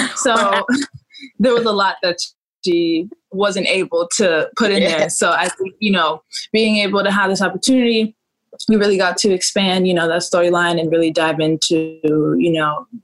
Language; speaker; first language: English; native; English